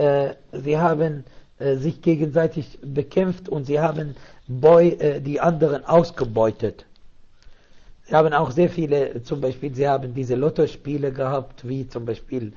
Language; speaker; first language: German; non-native, fluent; Arabic